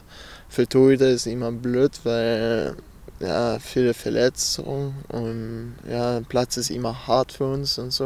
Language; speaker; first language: German; non-native, learner; French